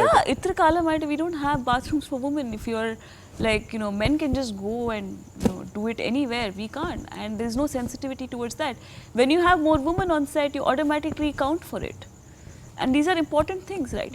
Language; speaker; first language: English; non-native, local second language; Tamil